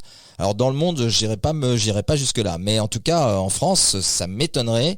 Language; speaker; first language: French; native; French